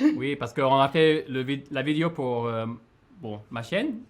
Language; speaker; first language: French; non-native, fluent; English